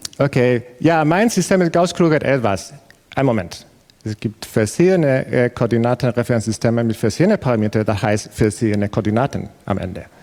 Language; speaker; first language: German; non-native, learner; Spanish